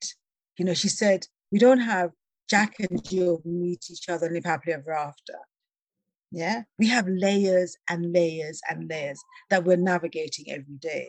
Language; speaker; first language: English; native; English